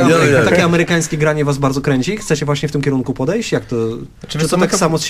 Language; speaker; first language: Polish; native; Polish